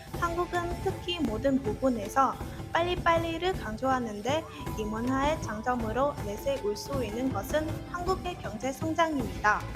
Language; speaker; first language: Korean; non-native, learner; Vietnamese